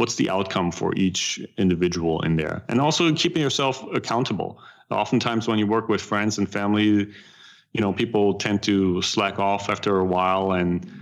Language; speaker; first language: English; non-native, fluent; German